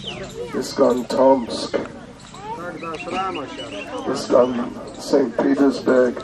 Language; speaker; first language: Russian; non-native, learner; English